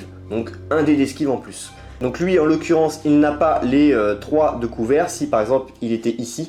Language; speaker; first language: French; native; French